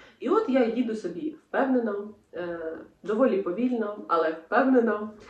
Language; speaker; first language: Ukrainian; non-native, local second language; Russian